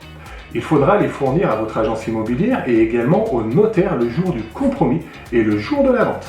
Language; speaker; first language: French; native; French